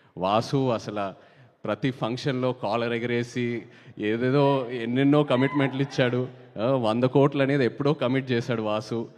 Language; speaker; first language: Telugu; native; Telugu